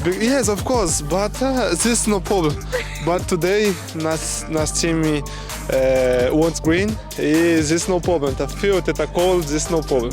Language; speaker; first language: English; non-native, learner; Portuguese